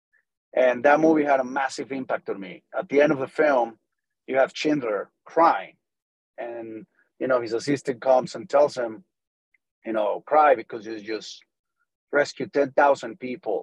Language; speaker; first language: English; non-native, fluent; Spanish